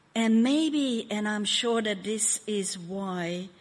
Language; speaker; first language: English; non-native, fluent; Hungarian